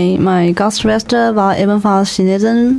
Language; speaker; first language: German; non-native, learner; Chinese